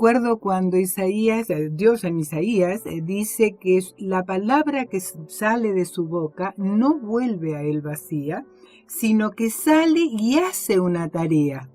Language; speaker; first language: Spanish; native; Spanish